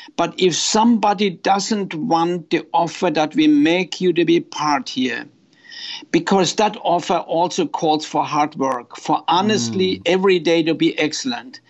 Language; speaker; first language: English; non-native, fluent; German